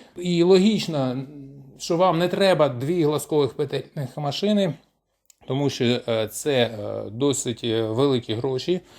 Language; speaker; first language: Ukrainian; non-native, local second language; Russian